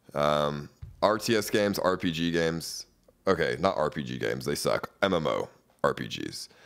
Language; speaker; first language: English; native; English